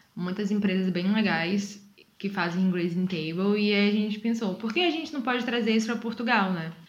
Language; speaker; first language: Portuguese; native; Portuguese